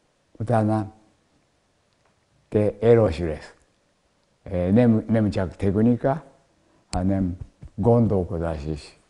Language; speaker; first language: Hungarian; non-native, learner; Japanese